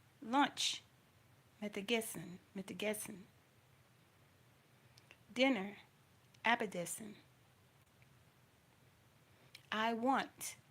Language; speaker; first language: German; non-native, learner; English